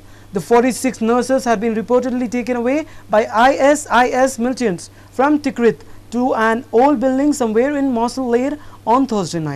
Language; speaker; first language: English; non-native, local second language; Urdu